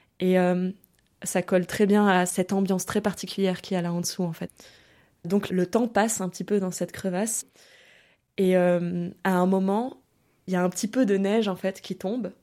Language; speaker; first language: French; early bilingual, other home language; German